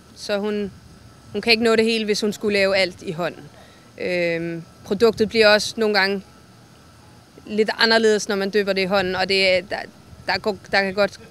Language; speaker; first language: Danish; native; Danish